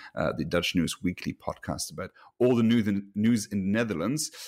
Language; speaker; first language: English; non-native, fluent; Luxembourgish